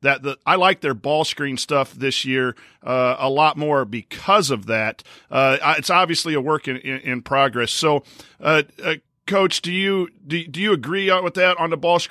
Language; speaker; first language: English; native; English